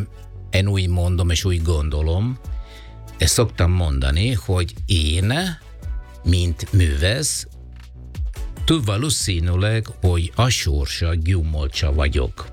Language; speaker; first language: Hungarian; non-native, fluent; Italian